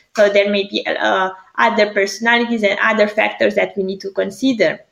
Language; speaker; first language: English; non-native, fluent; Greek